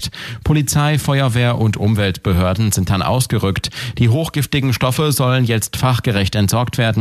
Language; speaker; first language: German; native; German